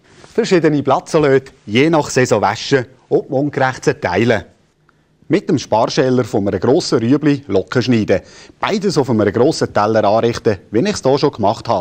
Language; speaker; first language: German; native; German